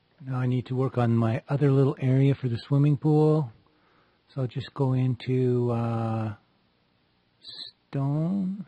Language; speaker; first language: English; native; English